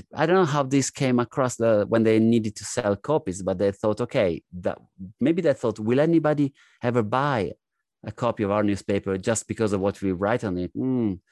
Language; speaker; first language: English; non-native, fluent; Italian